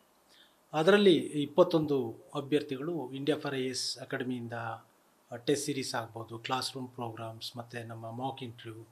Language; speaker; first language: Kannada; native; Kannada